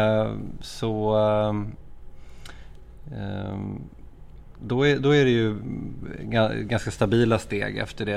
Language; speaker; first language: Swedish; native; Swedish